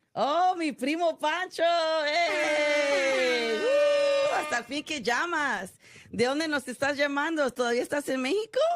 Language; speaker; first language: Spanish; early bilingual, heritage; Spanish